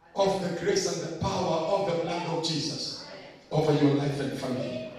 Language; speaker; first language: English; non-native, local second language; Swahili